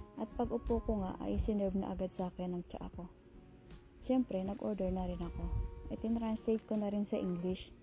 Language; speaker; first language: Filipino; native; Filipino